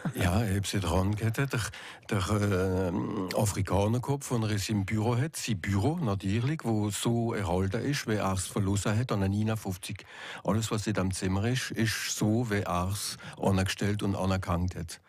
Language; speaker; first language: German; non-native, local second language; French